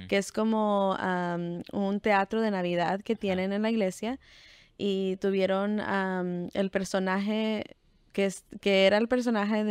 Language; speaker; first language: Spanish; early bilingual, heritage; Spanish